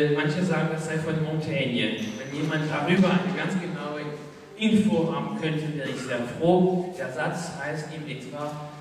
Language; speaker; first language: German; non-native, fluent; French